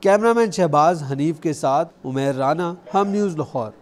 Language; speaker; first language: Urdu; native; Urdu